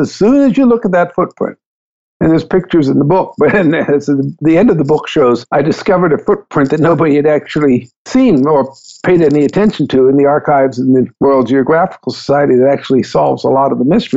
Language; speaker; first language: English; native; English